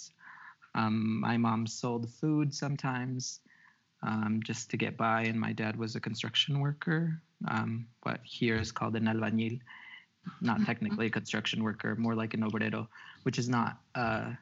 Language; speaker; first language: English; early bilingual, other home language; Spanish